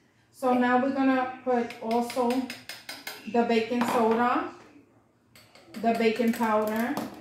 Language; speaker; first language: English; native; English